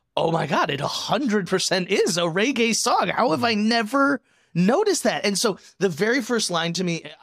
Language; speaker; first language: English; native; English